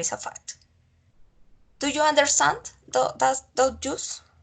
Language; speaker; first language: English; non-native, learner; Spanish